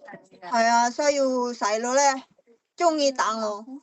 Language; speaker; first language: Cantonese; non-native, learner; Indonesian